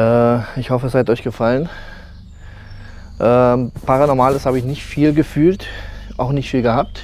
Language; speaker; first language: German; native; German